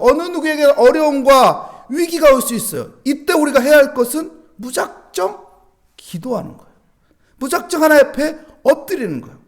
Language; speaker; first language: Korean; native; Korean